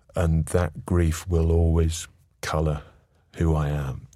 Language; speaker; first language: English; native; English